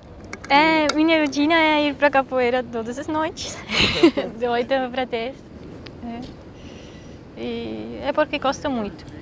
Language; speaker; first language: Portuguese; non-native, fluent; Swiss German